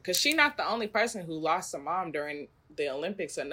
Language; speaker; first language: English; native; English